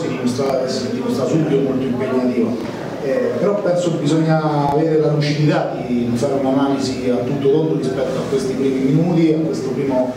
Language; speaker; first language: Italian; native; Italian